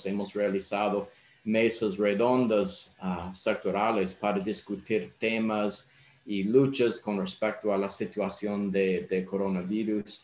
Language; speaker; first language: Spanish; non-native, fluent; English